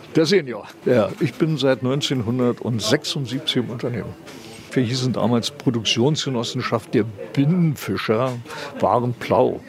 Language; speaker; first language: German; native; German